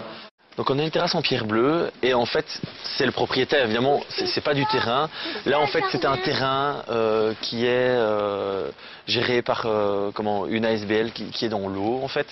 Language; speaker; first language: French; native; French